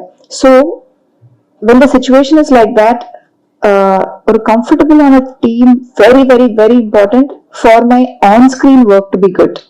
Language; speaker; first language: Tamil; non-native, learner; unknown